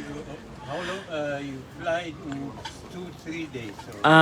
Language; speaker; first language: English; non-native, learner; Arabic